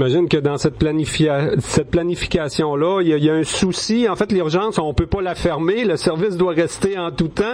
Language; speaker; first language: French; native; French